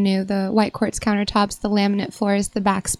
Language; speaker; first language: English; native; English